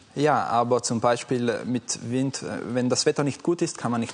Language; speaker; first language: German; non-native, fluent; Italian